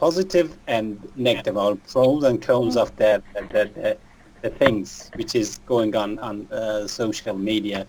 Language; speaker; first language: English; non-native, learner; Persian